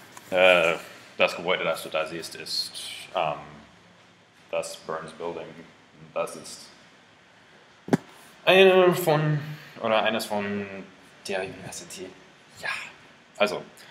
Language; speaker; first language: German; non-native, learner; English